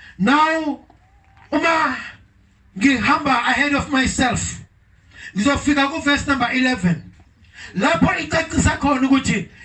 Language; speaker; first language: Zulu; non-native, local second language; Xhosa